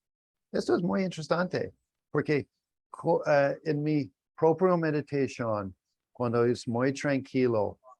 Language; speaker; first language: Spanish; non-native, learner; English